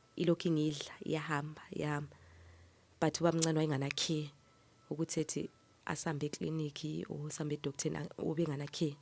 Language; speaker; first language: Zulu; native; Zulu